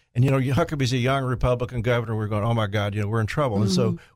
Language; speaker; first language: English; native; English